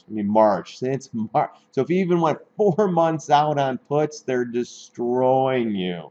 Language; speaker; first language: English; native; English